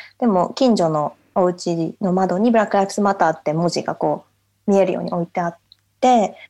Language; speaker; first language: Japanese; native; Japanese